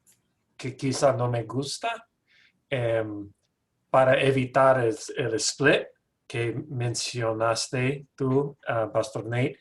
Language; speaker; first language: Spanish; non-native, fluent; English